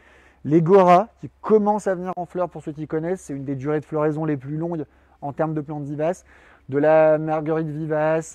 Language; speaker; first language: French; native; French